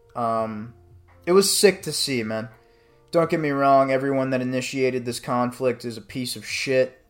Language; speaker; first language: English; native; English